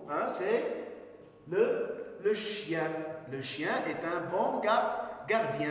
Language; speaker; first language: French; non-native, local second language; Arabic